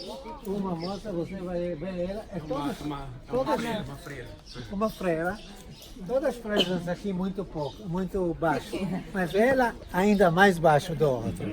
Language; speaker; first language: Portuguese; non-native, learner; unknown